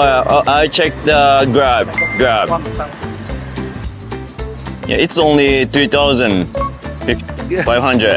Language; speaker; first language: English; non-native, learner; Japanese